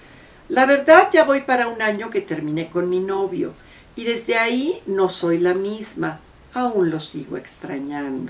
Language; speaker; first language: Spanish; native; Spanish